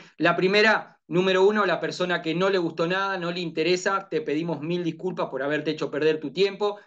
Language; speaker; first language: Spanish; native; Spanish